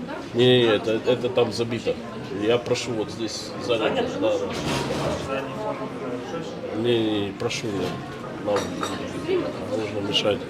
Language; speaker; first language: Russian; native; Russian